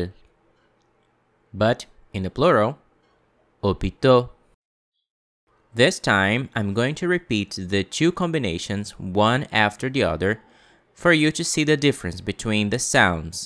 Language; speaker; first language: English; non-native, fluent; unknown